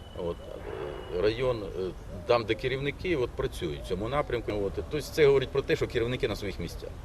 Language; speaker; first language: Ukrainian; non-native, local second language; Russian